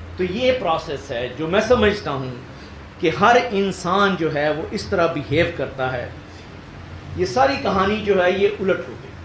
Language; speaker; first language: Urdu; native; Urdu